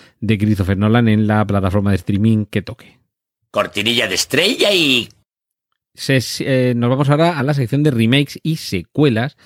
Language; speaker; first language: Spanish; native; Spanish